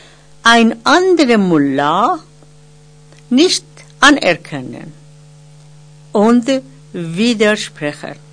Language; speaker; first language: German; non-native, fluent; Persian